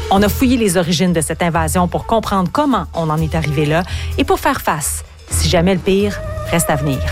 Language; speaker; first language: French; native; French